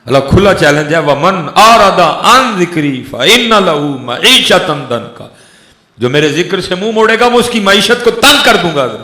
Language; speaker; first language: Urdu; non-native, local second language; Punjabi